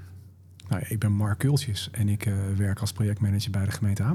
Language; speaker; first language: Dutch; native; Dutch